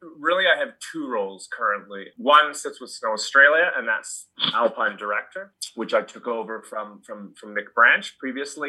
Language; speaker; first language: English; native; English